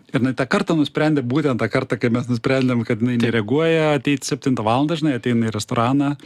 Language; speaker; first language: Lithuanian; native; Lithuanian